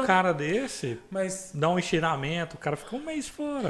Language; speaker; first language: Portuguese; native; Portuguese